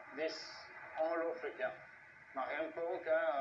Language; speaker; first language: Dutch; non-native, local second language; French